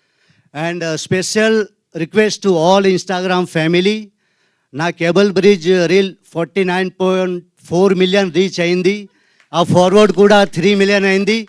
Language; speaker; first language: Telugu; non-native, learner; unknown